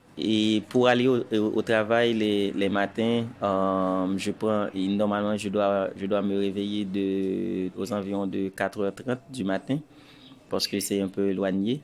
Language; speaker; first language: French; non-native, local second language; Haitian Creole